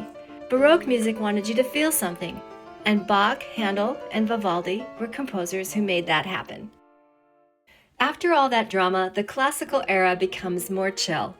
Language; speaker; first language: English; native; English